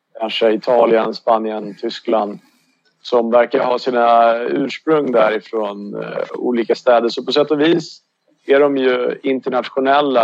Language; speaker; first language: Swedish; native; Swedish